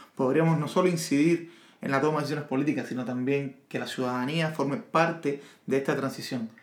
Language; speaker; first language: Spanish; native; Spanish